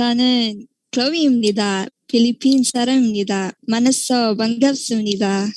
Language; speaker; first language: Korean; non-native, learner; Filipino